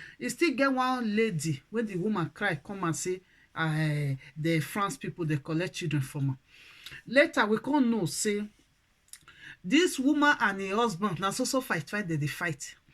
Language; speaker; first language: Nigerian Pidgin; non-native, local second language; Bini